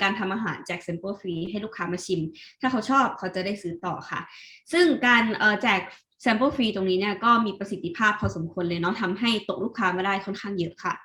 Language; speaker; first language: Thai; native; Thai